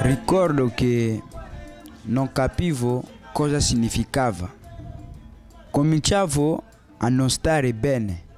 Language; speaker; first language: Italian; non-native, learner; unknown